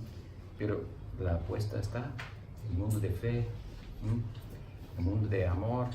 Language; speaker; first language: Spanish; non-native, learner; English